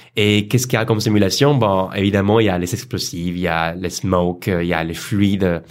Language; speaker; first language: French; non-native, fluent; Spanish